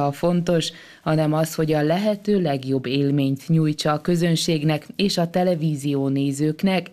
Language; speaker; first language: Hungarian; native; Hungarian